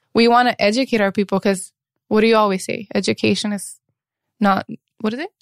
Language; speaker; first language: English; early bilingual, other home language; Spanish